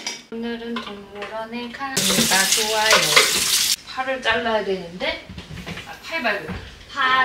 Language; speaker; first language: Korean; native; Korean